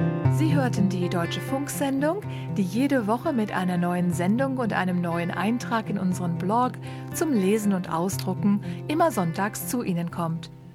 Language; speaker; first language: German; native; German